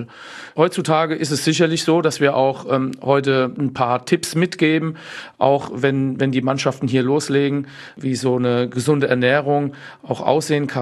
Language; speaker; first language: German; native; German